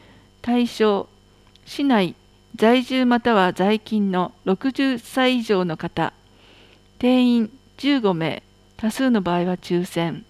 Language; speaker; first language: Japanese; native; Japanese